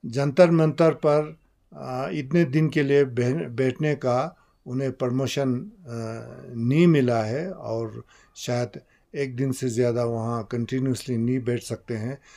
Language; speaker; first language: Hindi; non-native, local second language; Ladakhi